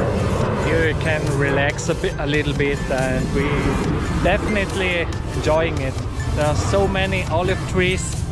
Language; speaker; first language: English; non-native, fluent; German